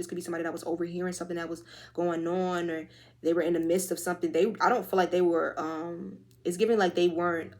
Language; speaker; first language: English; native; English